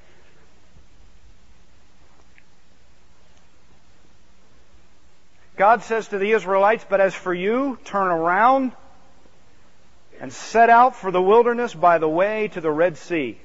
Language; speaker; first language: English; native; English